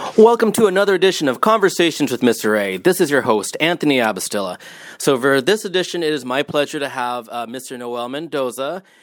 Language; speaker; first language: English; native; English